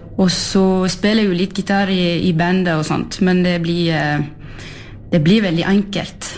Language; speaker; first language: Norwegian; early bilingual, heritage; French